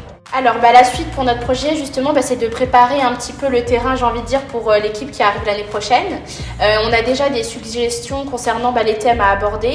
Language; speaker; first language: French; native; French